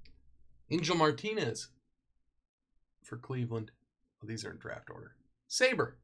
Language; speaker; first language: English; native; English